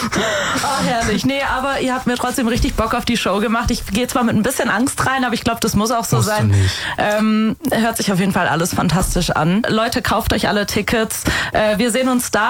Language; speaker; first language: German; native; German